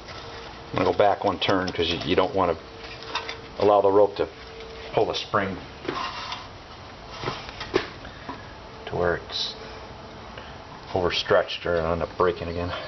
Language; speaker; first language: English; native; English